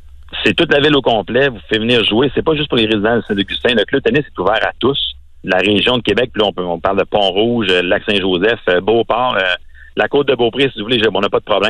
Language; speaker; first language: French; native; French